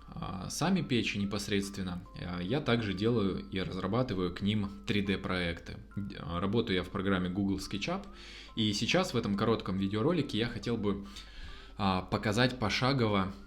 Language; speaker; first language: Russian; native; Russian